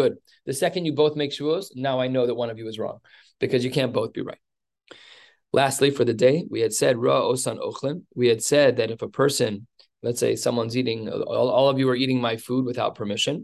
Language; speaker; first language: English; native; English